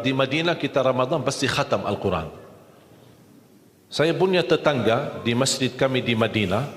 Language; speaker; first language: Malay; non-native, fluent; Arabic